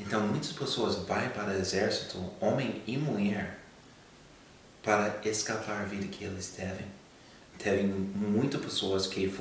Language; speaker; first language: Portuguese; non-native, fluent; English